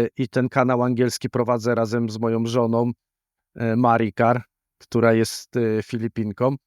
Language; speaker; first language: Polish; native; Polish